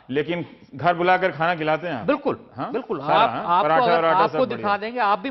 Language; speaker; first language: Hindi; native; Hindi